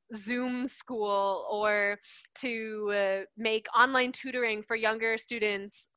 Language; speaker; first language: English; native; English